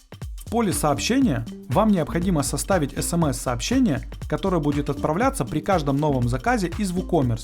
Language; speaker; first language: Russian; native; Russian